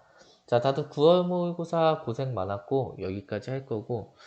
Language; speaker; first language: Korean; native; Korean